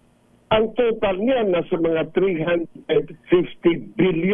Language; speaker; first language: Filipino; native; Filipino